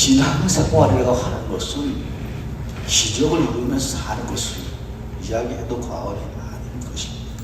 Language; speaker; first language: Korean; native; Korean